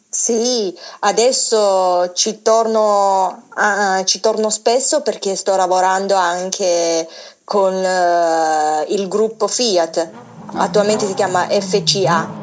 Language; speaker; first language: Italian; non-native, fluent; Chinese